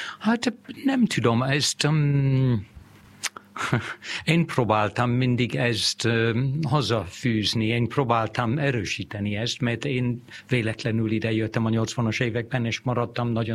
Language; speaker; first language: Hungarian; non-native, fluent; English